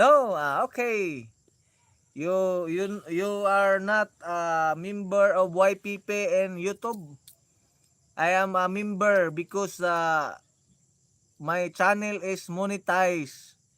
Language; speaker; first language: English; non-native, learner; Cebuano